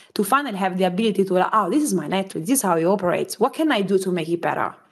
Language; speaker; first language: English; non-native, fluent; Italian